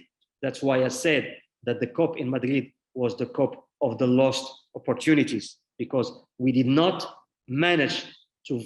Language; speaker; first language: English; non-native, fluent; Arabic